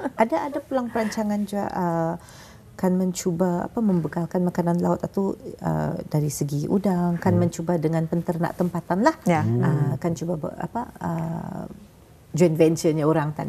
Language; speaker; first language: Malay; native; Malay